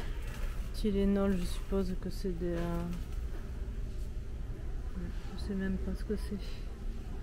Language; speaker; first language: French; native; French